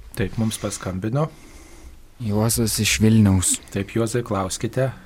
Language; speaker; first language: Lithuanian; native; Lithuanian